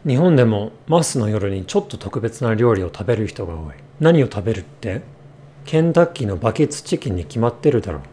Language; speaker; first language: Japanese; non-native, fluent; English